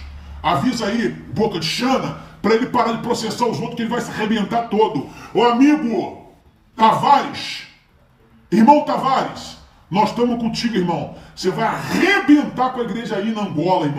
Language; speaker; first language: Portuguese; native; Portuguese